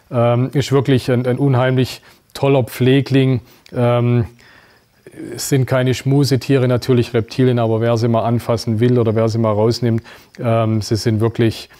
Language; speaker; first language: German; native; German